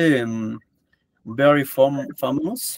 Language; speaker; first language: English; non-native, learner; Spanish